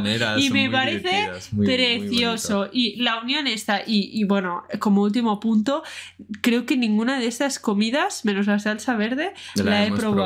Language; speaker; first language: Spanish; native; Spanish